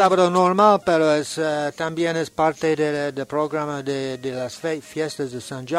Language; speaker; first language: Spanish; non-native, learner; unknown